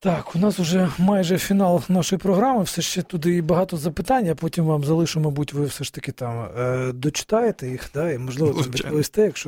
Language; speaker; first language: Ukrainian; native; Ukrainian